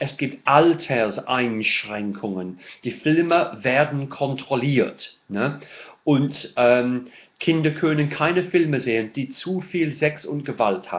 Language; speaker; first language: German; non-native, fluent; English